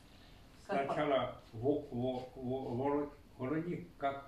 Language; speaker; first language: Russian; non-native, learner; Chinese